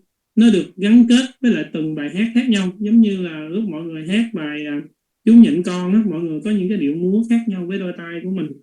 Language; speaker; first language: Vietnamese; native; Vietnamese